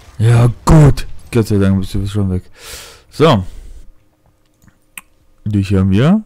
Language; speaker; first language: German; non-native, fluent; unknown